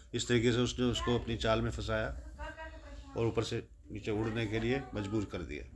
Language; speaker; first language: Hindi; native; Hindi